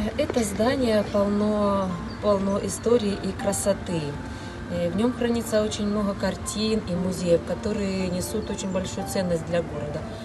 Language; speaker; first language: Russian; native; Russian